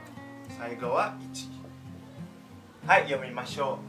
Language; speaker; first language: Japanese; non-native, fluent; Indonesian